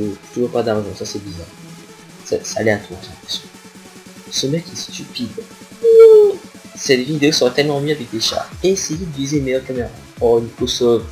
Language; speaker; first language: French; native; French